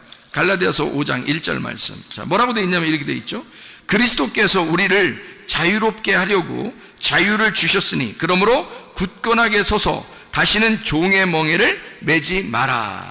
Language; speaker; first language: Korean; native; Korean